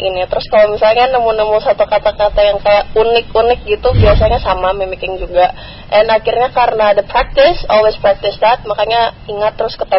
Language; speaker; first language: English; non-native, learner; Indonesian